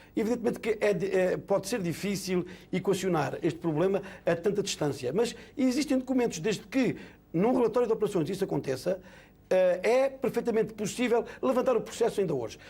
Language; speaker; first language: Portuguese; native; Portuguese